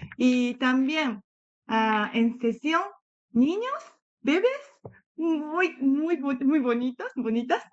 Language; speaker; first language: Spanish; non-native, learner; Japanese